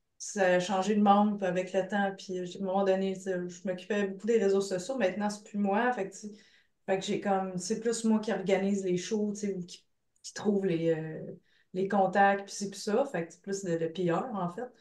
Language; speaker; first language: French; native; French